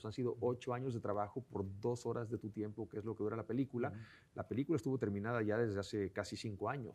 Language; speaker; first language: Spanish; native; Spanish